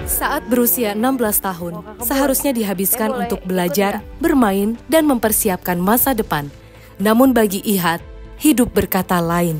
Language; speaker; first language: Indonesian; native; Indonesian